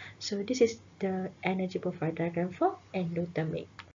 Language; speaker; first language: English; non-native, local second language; Malay